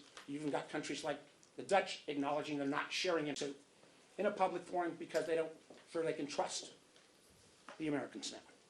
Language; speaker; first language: English; native; English